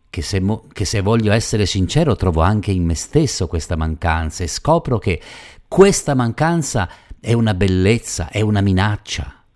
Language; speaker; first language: Italian; native; Italian